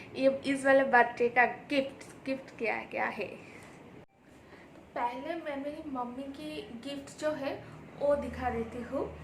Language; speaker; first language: Hindi; non-native, local second language; Bangla